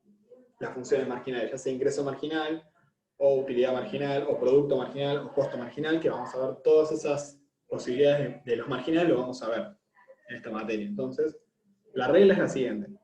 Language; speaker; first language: Spanish; native; Spanish